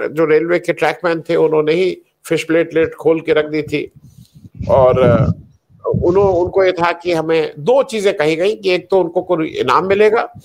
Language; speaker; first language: Hindi; native; Hindi